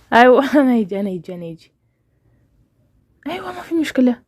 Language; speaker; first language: Arabic; non-native, learner; Amharic